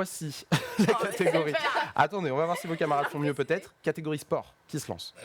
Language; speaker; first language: French; native; French